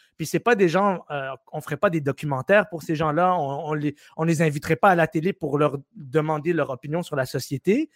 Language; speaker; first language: French; early bilingual, other home language; Arabic